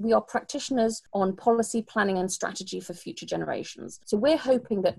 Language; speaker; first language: English; native; English